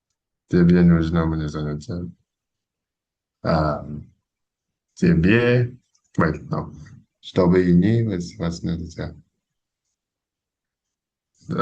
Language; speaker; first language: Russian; non-native, learner; Indonesian